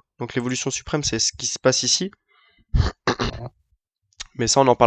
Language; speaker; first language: French; native; French